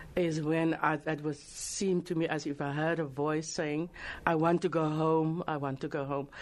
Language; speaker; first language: English; non-native, local second language; Afrikaans